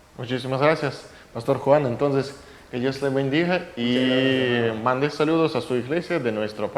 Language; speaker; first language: Spanish; non-native, fluent; Russian